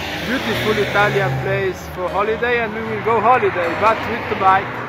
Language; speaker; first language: English; non-native, fluent; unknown